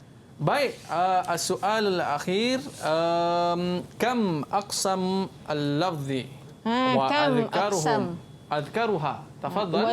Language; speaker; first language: Arabic; non-native, local second language; Malay